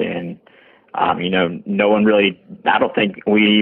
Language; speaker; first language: English; native; English